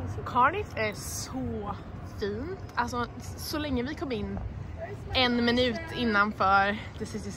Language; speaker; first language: Swedish; native; Swedish